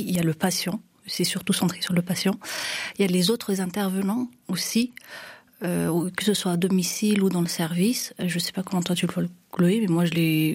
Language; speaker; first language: French; non-native, local second language; Malagasy